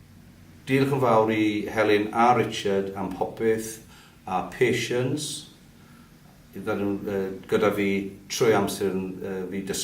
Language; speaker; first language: Welsh; non-native, learner; English